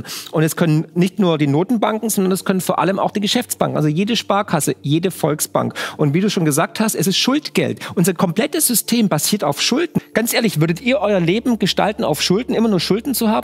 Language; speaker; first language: German; native; German